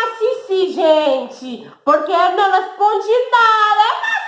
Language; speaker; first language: Portuguese; non-native, learner; Haitian Creole